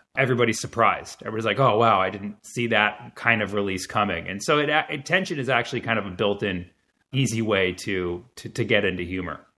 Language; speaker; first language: English; early bilingual, other home language; Arabic